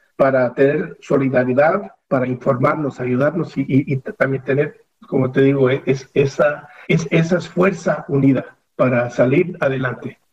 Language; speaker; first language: Spanish; early bilingual, heritage; Spanish